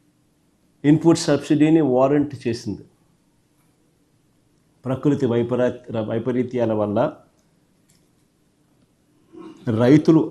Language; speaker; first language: Telugu; native; Telugu